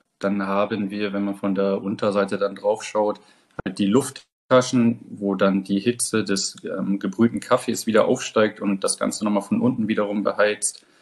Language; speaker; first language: German; native; German